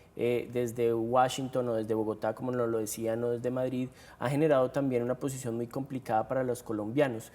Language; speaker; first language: Spanish; native; Spanish